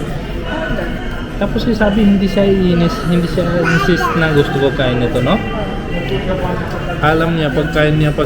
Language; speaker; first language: Filipino; non-native, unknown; Punjabi